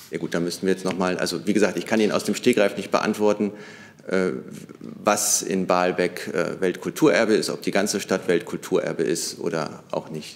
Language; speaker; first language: German; native; German